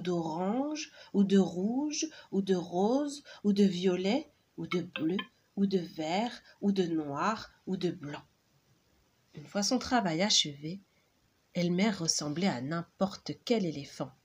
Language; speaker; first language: French; native; French